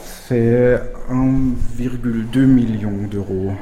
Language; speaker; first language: French; non-native, fluent; German